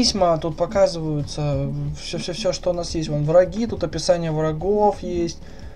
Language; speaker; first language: Russian; native; Russian